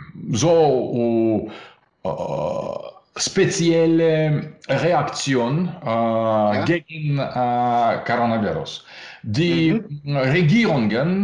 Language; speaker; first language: German; non-native, learner; Russian